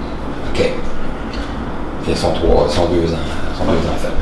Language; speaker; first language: French; native; French